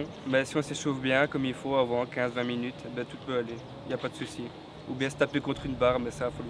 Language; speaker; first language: French; native; French